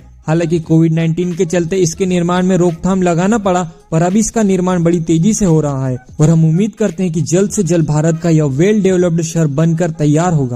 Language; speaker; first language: Hindi; native; Hindi